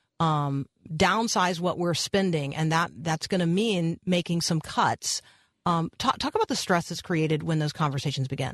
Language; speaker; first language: English; native; English